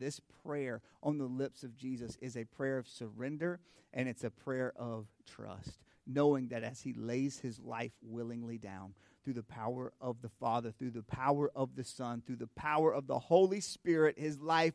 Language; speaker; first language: English; native; English